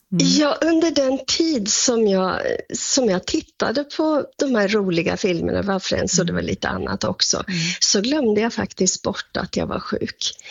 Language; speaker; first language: Swedish; native; Swedish